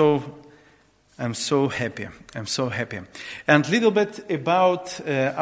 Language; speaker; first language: English; non-native, learner; Ukrainian